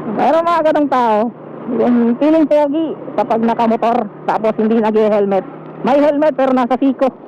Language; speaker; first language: Filipino; non-native, local second language; Cebuano